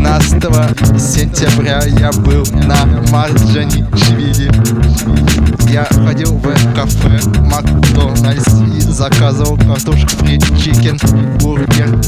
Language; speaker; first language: Russian; non-native, learner; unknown